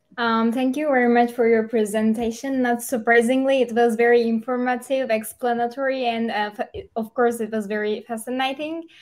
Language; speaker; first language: English; non-native, fluent; Turkish